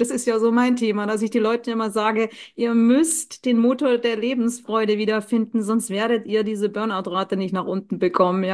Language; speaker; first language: German; native; German